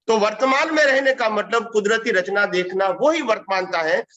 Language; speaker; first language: Hindi; non-native, local second language; Gujarati